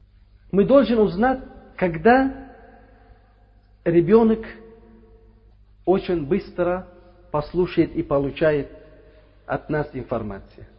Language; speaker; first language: Russian; non-native, learner; Uzbek